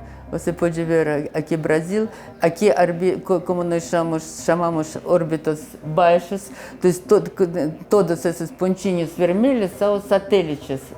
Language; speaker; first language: Portuguese; non-native, fluent; Russian